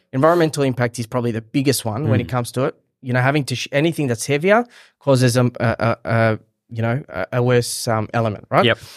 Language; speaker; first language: English; early bilingual, other home language; Hebrew